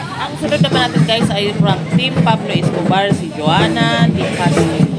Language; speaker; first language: Filipino; native; Filipino